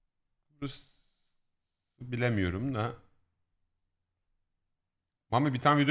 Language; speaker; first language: Turkish; native; Turkish